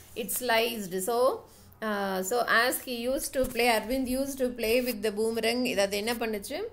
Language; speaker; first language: English; non-native, local second language; Tamil